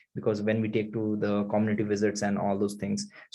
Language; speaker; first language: English; non-native, local second language; Nepali